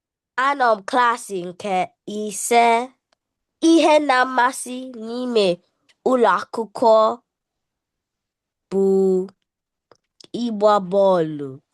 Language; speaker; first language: Igbo; early bilingual, heritage; English